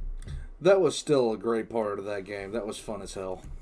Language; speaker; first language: English; native; English